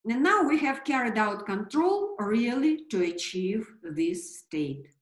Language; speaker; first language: English; non-native, fluent; Russian